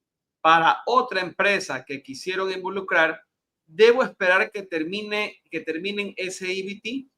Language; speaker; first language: Spanish; native; Spanish